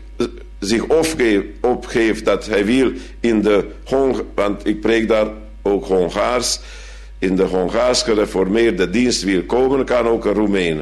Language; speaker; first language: Dutch; non-native, fluent; Hungarian